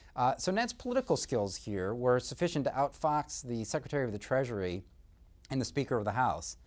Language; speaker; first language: English; native; English